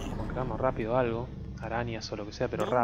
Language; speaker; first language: Spanish; native; Spanish